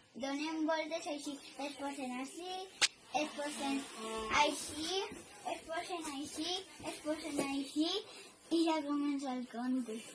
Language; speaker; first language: Catalan; non-native, local second language; Spanish